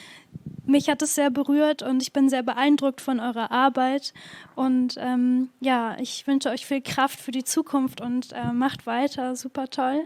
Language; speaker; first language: German; native; German